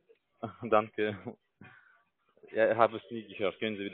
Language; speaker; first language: German; non-native, learner; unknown